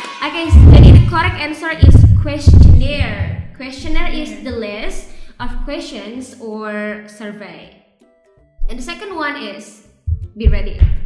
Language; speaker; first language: English; non-native, fluent; Indonesian